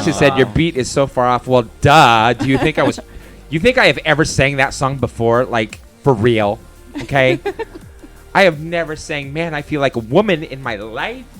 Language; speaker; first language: English; native; English